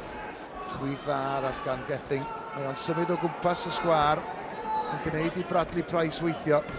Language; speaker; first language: Welsh; native; Welsh